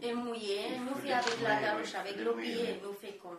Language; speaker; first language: French; non-native, learner; Romanian